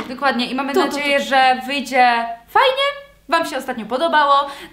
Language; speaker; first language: Polish; native; Polish